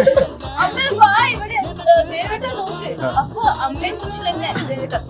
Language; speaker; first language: Malayalam; non-native, learner; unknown